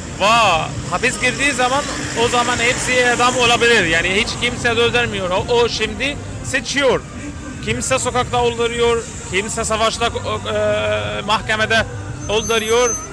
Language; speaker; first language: Turkish; non-native, learner; Arabic